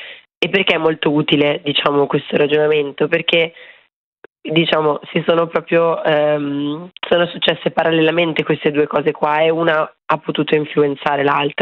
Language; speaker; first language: Italian; native; Italian